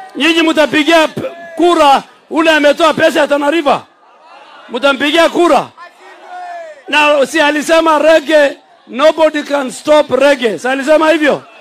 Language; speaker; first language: Swahili; non-native, local second language; Somali